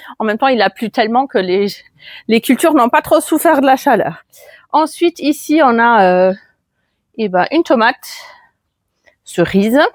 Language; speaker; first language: French; non-native, fluent; German